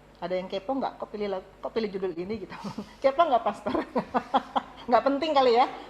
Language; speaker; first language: Indonesian; native; Indonesian